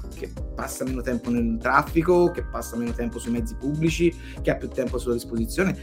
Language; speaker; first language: Italian; native; Italian